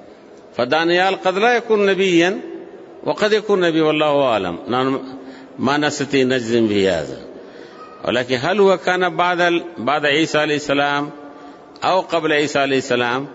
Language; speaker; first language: Arabic; non-native, fluent; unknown